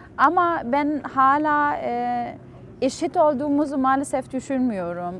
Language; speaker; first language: Turkish; non-native, fluent; German